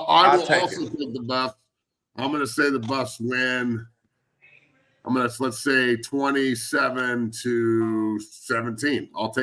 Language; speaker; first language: English; native; English